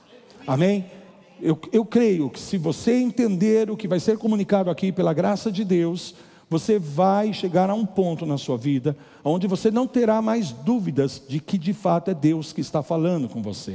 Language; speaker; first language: Portuguese; native; Portuguese